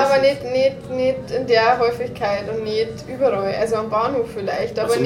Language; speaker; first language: German; native; German